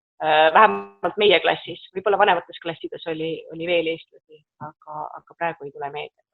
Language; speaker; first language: Estonian; native; Estonian